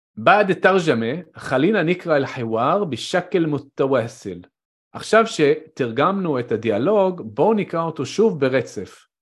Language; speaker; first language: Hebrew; native; Hebrew